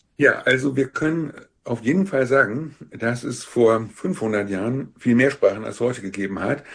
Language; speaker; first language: German; native; German